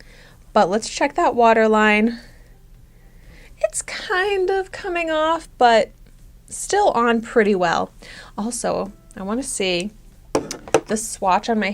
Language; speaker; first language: English; native; English